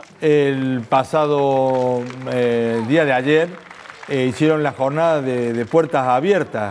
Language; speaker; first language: Spanish; native; Spanish